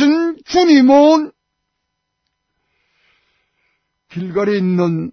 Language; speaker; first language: Korean; native; Korean